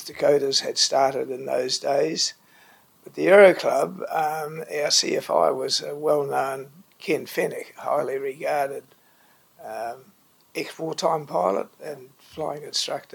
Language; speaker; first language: English; native; English